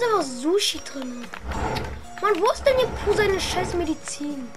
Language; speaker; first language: German; native; German